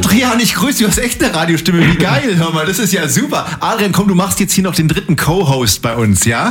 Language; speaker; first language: German; native; German